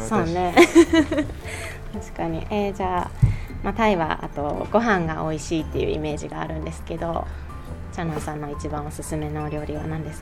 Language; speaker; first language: Japanese; native; Japanese